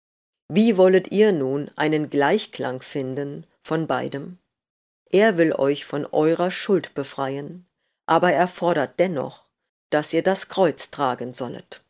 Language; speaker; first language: German; native; German